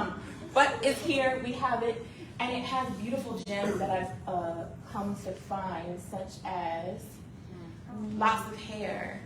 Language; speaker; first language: English; native; English